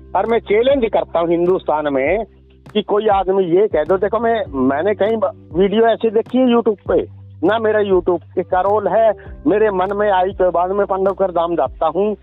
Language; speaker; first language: Hindi; native; Hindi